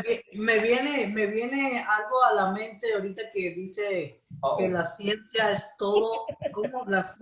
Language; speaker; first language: Spanish; native; Spanish